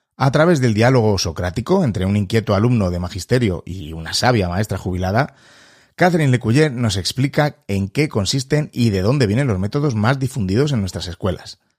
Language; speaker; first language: Spanish; native; Spanish